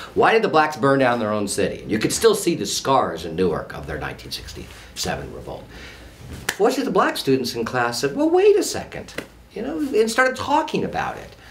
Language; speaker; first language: English; native; English